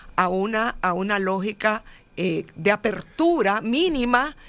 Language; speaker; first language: Spanish; native; Spanish